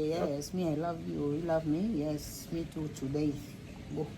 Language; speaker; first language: English; non-native, learner; Spanish